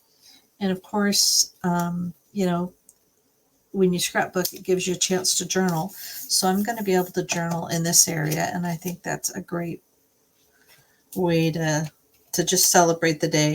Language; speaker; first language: English; native; English